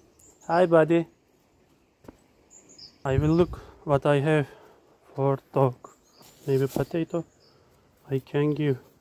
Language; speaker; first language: English; non-native, learner; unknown